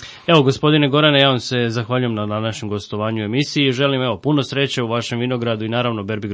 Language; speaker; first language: Croatian; native; Croatian